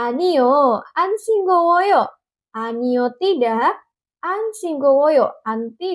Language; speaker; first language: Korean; non-native, fluent; Indonesian